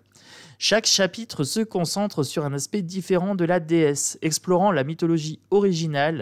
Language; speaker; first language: French; native; French